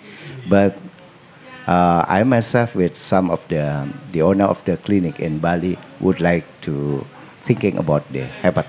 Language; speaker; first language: English; non-native, learner; Indonesian